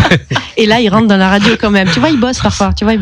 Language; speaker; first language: French; native; French